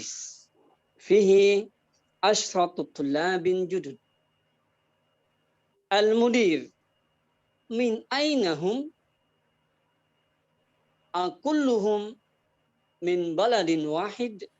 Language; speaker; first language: Arabic; non-native, fluent; Indonesian